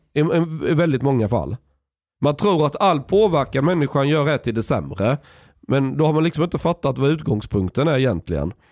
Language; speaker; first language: Swedish; native; Swedish